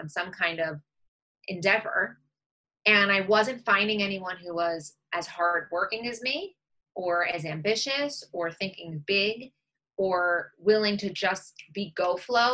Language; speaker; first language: English; native; English